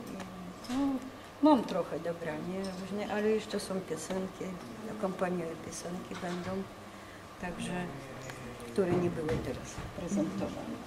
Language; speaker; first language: Polish; non-native, learner; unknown